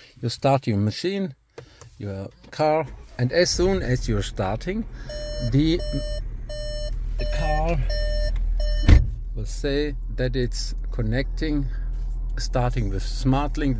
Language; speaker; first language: English; non-native, fluent; German